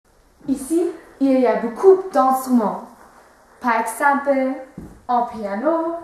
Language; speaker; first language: French; non-native, learner; German